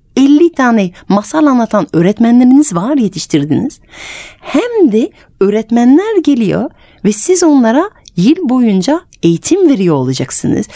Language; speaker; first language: Turkish; non-native, fluent; French